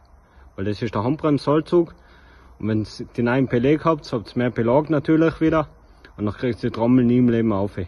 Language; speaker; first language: German; native; German